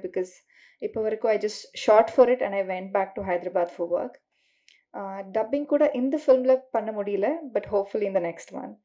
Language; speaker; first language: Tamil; non-native, learner; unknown